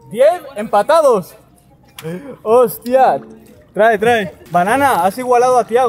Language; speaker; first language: Spanish; native; Spanish